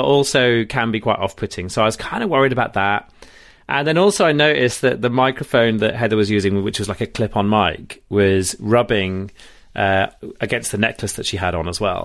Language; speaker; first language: English; native; English